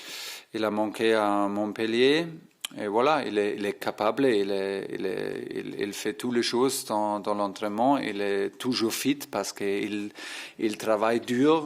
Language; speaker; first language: French; non-native, fluent; German